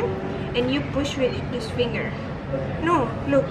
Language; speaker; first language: English; non-native, learner; Indonesian